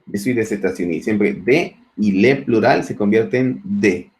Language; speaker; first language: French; non-native, fluent; Spanish